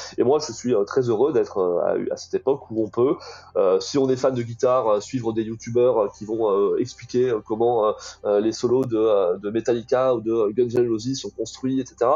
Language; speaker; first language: French; native; French